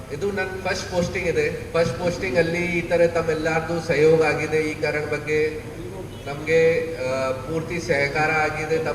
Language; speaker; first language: Kannada; non-native, learner; Hindi